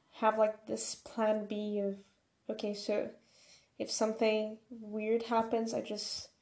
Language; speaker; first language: English; non-native, fluent; Portuguese